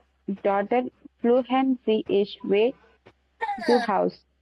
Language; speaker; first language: German; non-native, learner; Tamil